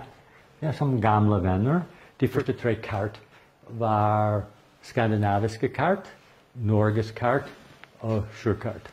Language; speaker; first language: Norwegian; non-native, learner; English